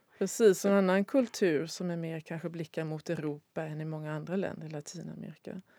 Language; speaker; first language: Swedish; native; Swedish